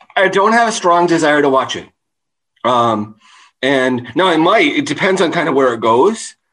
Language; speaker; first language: English; native; English